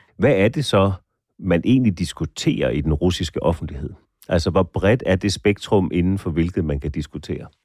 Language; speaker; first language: Danish; native; Danish